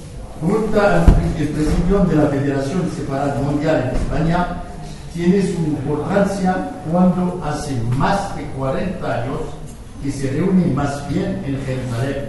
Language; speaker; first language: Spanish; non-native, fluent; French